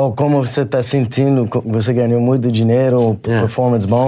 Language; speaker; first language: Portuguese; non-native, learner; English